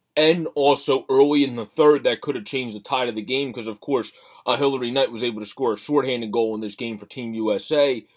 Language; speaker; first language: English; native; English